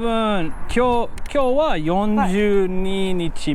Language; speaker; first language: Japanese; non-native, learner; English